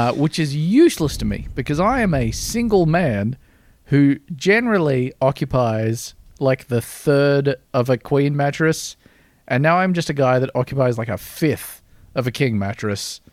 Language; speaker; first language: English; native; English